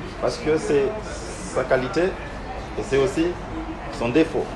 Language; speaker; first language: French; non-native, fluent; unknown